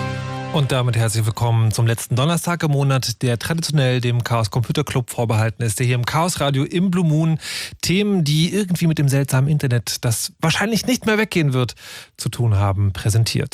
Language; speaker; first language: German; native; German